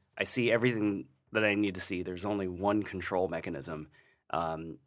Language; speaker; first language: English; native; English